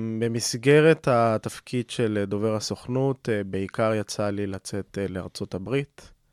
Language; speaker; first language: Hebrew; non-native, fluent; Spanish